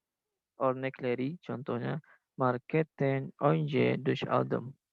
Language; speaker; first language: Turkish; non-native, learner; Indonesian